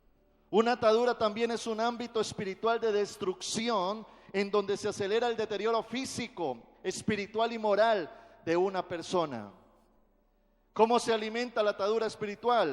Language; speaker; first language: Spanish; native; Spanish